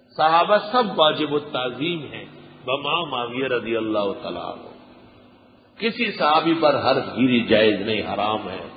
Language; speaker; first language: Urdu; non-native, local second language; Pashto